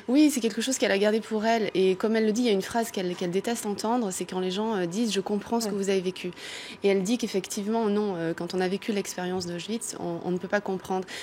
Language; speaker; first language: French; native; French